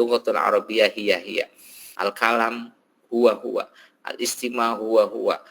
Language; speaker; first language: Arabic; non-native, fluent; Indonesian